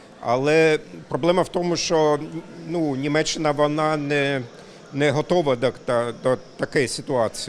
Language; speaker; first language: Ukrainian; non-native, fluent; German